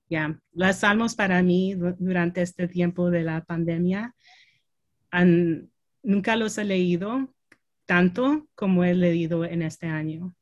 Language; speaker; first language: Spanish; early bilingual, heritage; Spanish